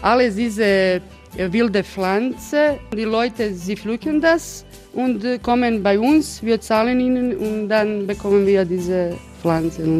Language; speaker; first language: German; non-native, fluent; Croatian